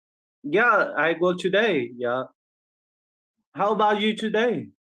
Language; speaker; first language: English; non-native, learner; Vietnamese